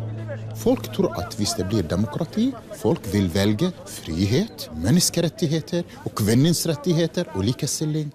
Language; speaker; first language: Norwegian; non-native, fluent; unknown